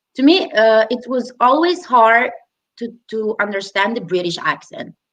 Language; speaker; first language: English; non-native, fluent; Italian